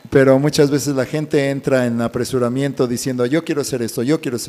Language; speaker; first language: Spanish; native; Spanish